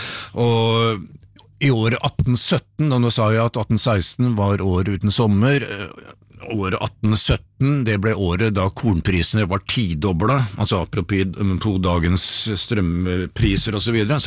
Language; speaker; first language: Norwegian; native; Norwegian